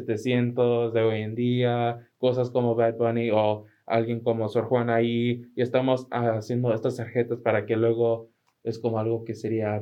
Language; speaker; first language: Spanish; early bilingual, heritage; Spanish